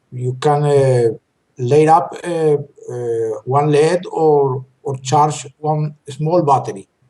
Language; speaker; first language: English; non-native, learner; Spanish